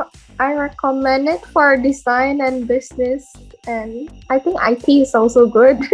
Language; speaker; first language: English; non-native, fluent; Indonesian